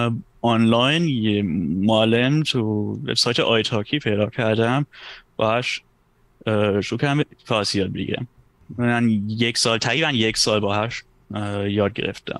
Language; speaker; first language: Persian; non-native, fluent; German